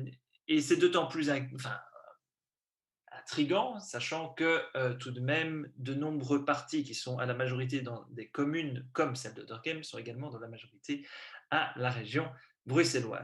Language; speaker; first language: French; native; French